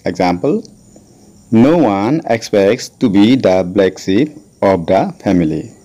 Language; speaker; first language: English; non-native, local second language; Assamese